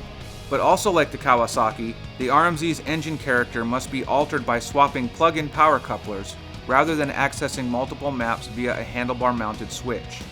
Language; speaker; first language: English; native; English